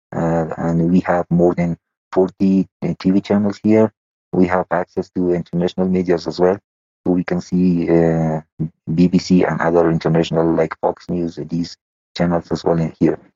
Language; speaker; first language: English; non-native, fluent; Persian